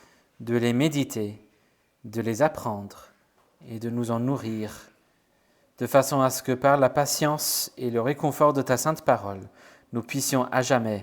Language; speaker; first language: French; native; French